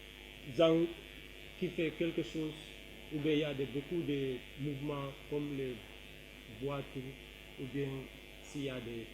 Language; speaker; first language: French; non-native, learner; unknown